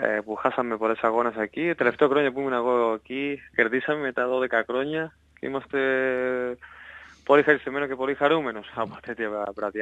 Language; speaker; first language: Greek; non-native, learner; Spanish